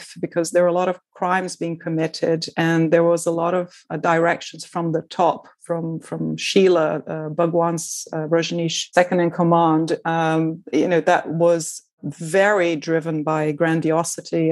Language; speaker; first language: English; non-native, fluent; Portuguese